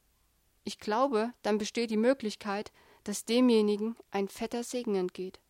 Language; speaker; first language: German; native; German